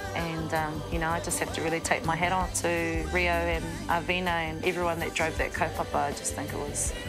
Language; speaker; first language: English; native; English